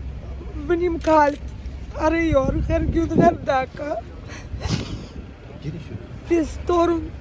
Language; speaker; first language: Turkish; non-native, learner; Ukrainian